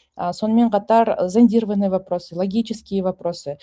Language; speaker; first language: Russian; non-native, local second language; Kazakh